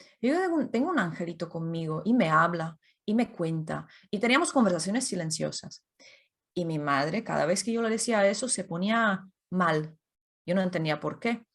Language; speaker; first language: Spanish; non-native, fluent; Czech